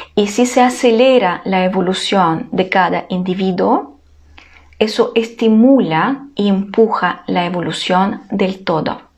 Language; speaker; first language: Spanish; non-native, fluent; Ukrainian